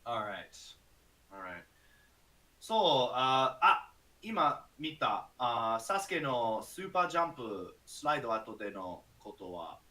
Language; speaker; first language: Japanese; non-native, learner; English